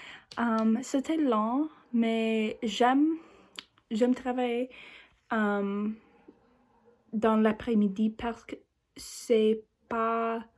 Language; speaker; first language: French; non-native, learner; English